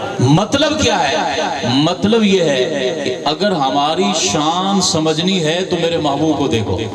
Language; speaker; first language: Urdu; non-native, local second language; Punjabi